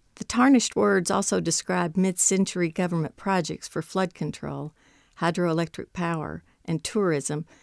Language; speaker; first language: English; native; English